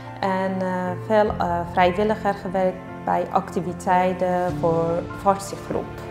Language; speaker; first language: Dutch; non-native, learner; Persian